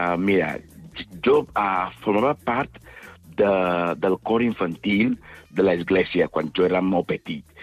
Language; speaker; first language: Catalan; non-native, fluent; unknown